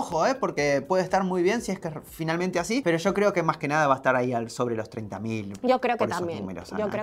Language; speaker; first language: Spanish; native; Spanish